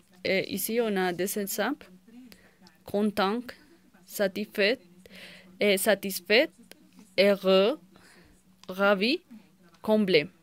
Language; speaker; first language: French; non-native, learner; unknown